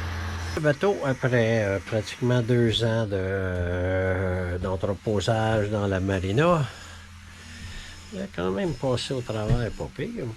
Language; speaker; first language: French; native; French